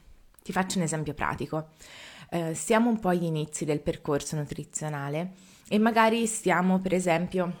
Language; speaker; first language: Italian; native; Italian